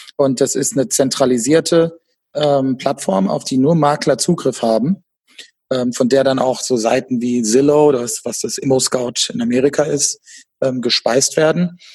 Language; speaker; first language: German; native; German